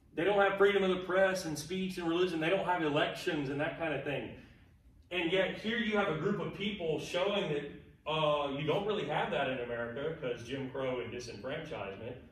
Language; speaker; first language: English; native; English